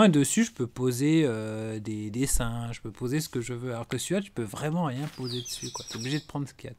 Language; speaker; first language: French; native; French